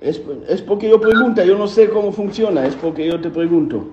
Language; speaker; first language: Spanish; non-native, learner; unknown